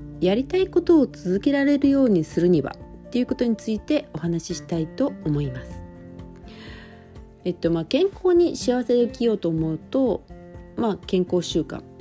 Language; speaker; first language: Japanese; native; Japanese